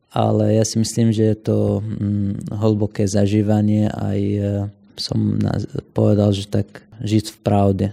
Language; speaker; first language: Slovak; non-native, fluent; Assyrian Neo-Aramaic